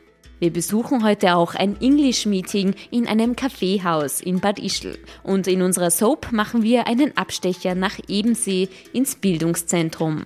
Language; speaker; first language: German; native; German